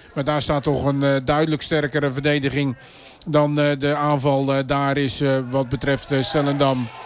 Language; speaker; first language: Dutch; native; Dutch